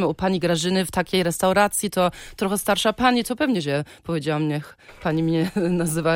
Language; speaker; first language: Polish; early bilingual, heritage; Polish